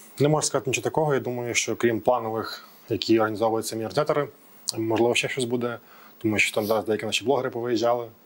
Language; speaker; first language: Ukrainian; native; Ukrainian